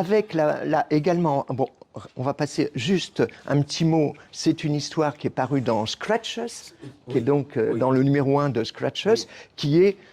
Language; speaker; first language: French; native; French